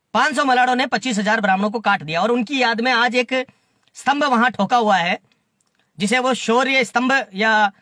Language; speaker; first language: Hindi; native; Hindi